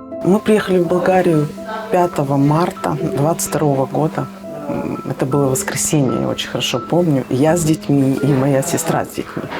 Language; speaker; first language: Russian; native; Russian